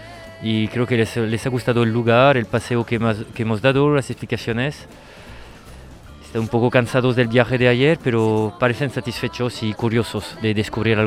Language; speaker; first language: Spanish; non-native, fluent; French